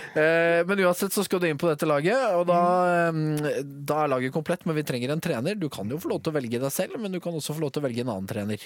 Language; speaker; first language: Norwegian; native; Norwegian